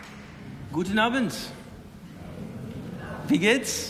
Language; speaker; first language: German; non-native, learner; English